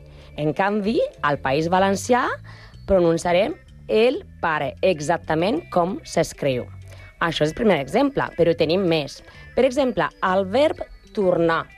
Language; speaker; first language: Catalan; non-native, learner; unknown